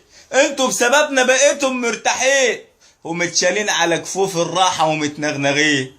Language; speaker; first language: Arabic; native; Arabic